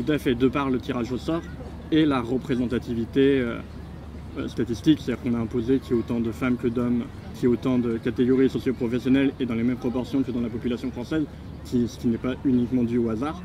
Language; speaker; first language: French; native; French